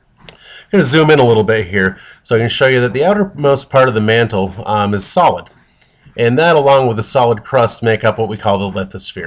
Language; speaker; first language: English; native; English